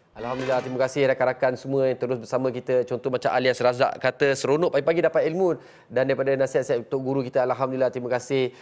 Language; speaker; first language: Malay; native; Malay